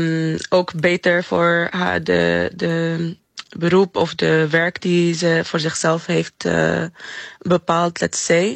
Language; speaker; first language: Dutch; non-native, fluent; Arabic